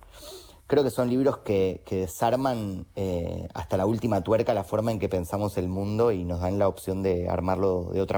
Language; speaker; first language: Spanish; native; Spanish